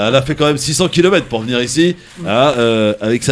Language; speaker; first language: French; native; French